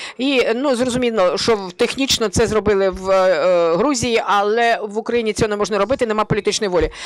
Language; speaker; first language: Ukrainian; early bilingual, heritage; Ukrainian